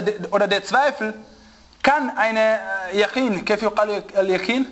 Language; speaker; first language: German; non-native, fluent; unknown